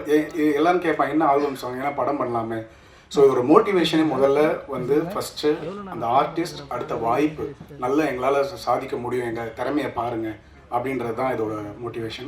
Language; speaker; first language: Tamil; native; Tamil